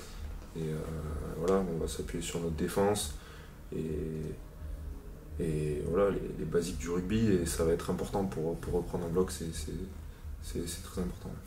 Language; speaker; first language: French; native; French